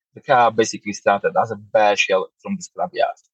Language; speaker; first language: English; non-native, fluent; Polish